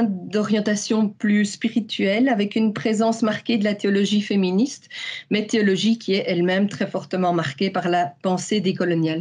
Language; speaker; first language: French; native; French